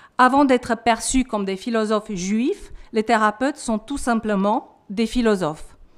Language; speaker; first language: French; non-native, fluent; Romanian